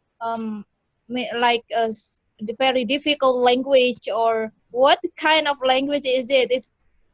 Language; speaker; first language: English; non-native, learner; Indonesian